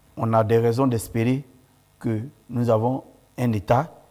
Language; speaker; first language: French; non-native, local second language; Mandingo